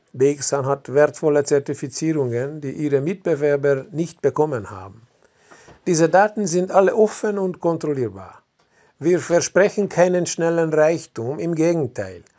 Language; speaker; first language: German; non-native, fluent; Hungarian